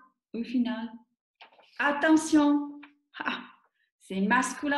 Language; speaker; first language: French; non-native, fluent; Slovak